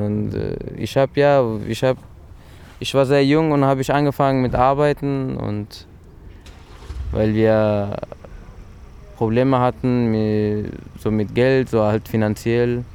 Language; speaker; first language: German; early bilingual, other home language; Persian